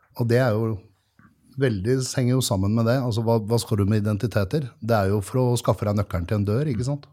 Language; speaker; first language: Norwegian; native; Norwegian